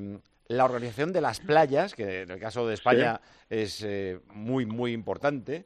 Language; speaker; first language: Spanish; native; Spanish